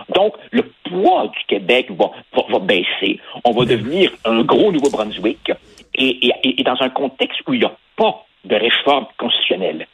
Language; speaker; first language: French; early bilingual, other home language; Spanish